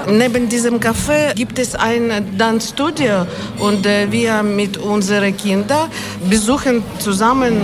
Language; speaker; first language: German; non-native, learner; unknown